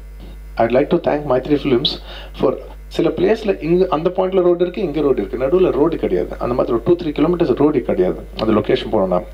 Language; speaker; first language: Tamil; non-native, local second language; Telugu